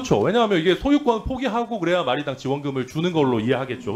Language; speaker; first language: Korean; native; Korean